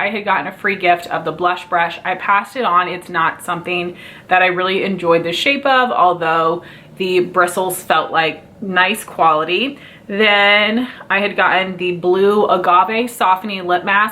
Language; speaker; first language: English; native; English